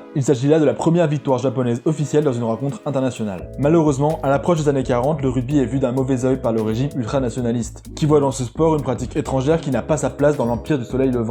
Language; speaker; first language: French; native; French